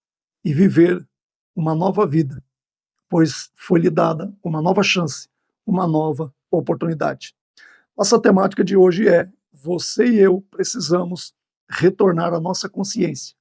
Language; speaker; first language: Portuguese; native; Portuguese